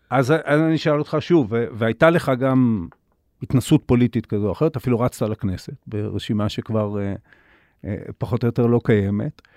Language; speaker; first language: Hebrew; native; Hebrew